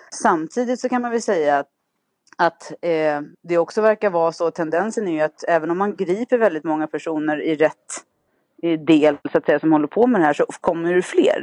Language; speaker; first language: Swedish; native; Swedish